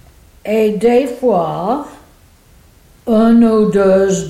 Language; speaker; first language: French; non-native, fluent; English